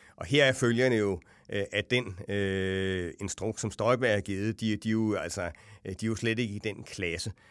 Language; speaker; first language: Danish; native; Danish